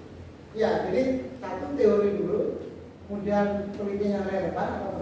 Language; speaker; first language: Indonesian; native; Indonesian